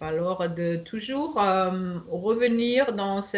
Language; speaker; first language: French; non-native, fluent; German